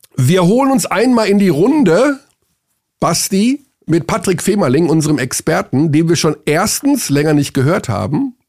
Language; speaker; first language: German; native; German